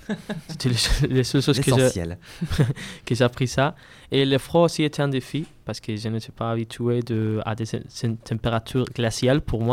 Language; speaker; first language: French; non-native, learner; Spanish